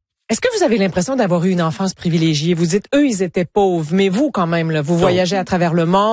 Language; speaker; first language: French; native; French